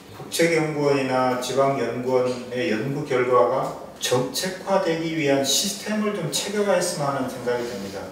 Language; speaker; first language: Korean; native; Korean